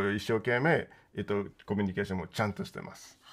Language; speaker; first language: Japanese; non-native, fluent; Spanish